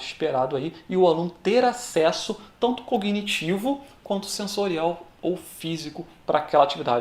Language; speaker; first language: Portuguese; native; Portuguese